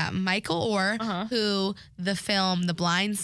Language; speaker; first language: English; native; English